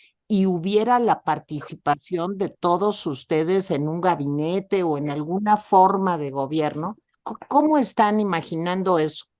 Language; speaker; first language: Spanish; native; Spanish